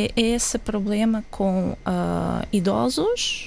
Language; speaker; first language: Portuguese; non-native, fluent; Ukrainian